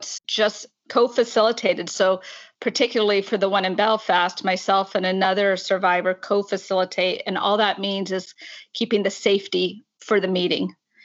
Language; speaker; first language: English; native; English